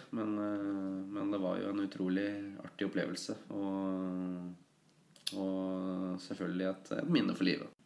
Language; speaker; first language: Norwegian; native; Norwegian